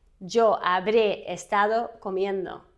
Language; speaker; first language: Spanish; non-native, fluent; English